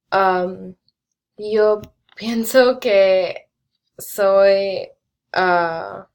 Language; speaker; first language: Spanish; non-native, learner; English